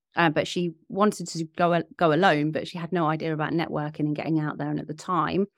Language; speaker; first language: English; native; English